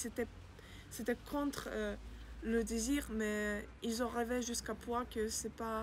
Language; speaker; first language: French; non-native, learner; Ukrainian